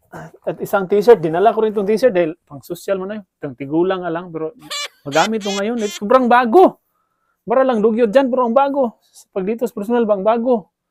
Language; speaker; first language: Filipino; non-native, local second language; Cebuano